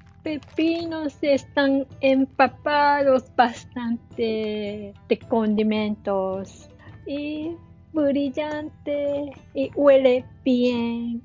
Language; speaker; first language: Spanish; non-native, learner; Japanese